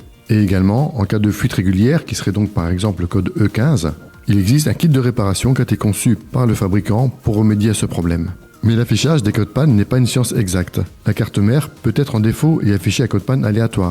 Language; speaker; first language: French; native; French